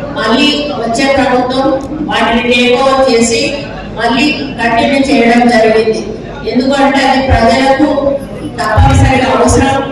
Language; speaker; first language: Telugu; native; Telugu